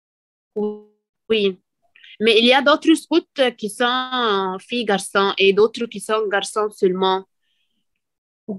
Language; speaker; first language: French; non-native, learner; Arabic